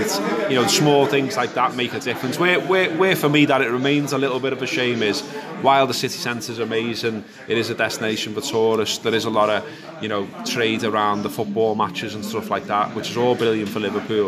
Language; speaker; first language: English; native; English